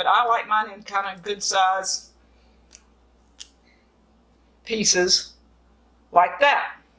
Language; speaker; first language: English; native; English